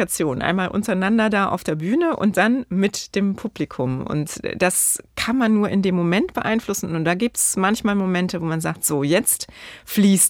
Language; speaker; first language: German; native; German